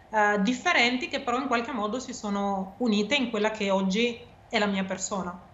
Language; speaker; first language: Italian; native; Italian